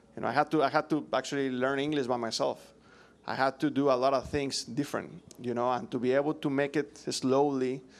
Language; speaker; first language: English; non-native, fluent; Spanish